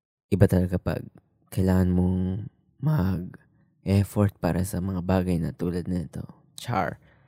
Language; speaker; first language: English; non-native, local second language; Filipino